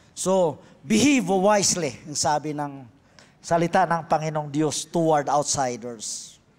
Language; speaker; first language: Filipino; non-native, local second language; Cebuano